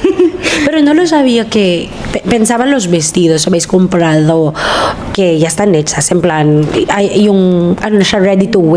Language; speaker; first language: Spanish; non-native, fluent; Filipino